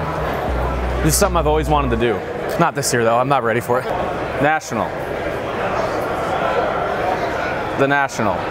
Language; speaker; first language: English; native; English